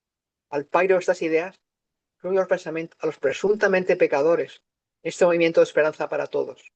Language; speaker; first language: Spanish; native; Spanish